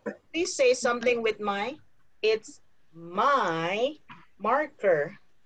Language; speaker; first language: English; non-native, fluent; Indonesian